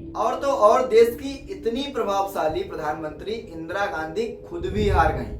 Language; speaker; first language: Hindi; native; Hindi